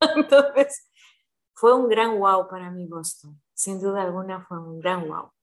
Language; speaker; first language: Spanish; early bilingual, heritage; Spanish